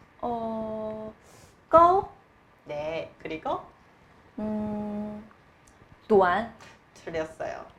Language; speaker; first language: Korean; non-native, fluent; Chinese